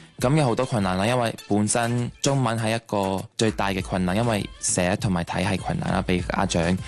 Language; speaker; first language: Cantonese; non-native, local second language; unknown